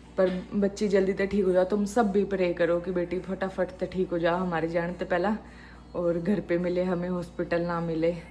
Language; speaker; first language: Hindi; native; Hindi